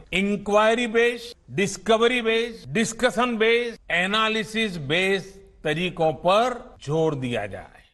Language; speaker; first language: Hindi; non-native, local second language; Gujarati